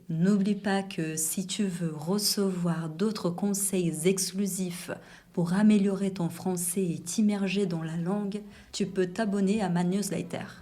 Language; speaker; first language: French; non-native, fluent; Portuguese